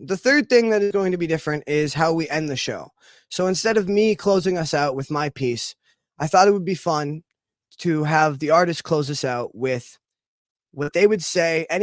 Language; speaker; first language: English; native; English